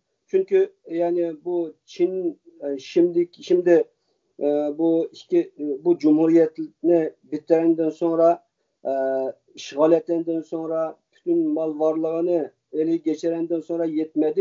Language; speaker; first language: Turkish; early bilingual, heritage; Uyghur